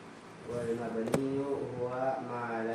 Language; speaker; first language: Arabic; non-native, learner; Indonesian